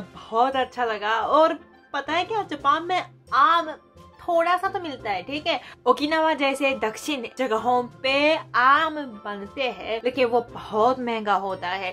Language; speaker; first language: Hindi; non-native, fluent; Japanese